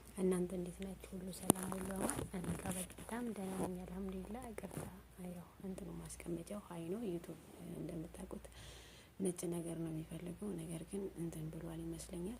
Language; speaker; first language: Amharic; non-native, local second language; Oromo